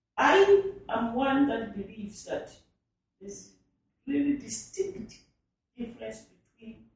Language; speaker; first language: English; non-native, local second language; Nyanja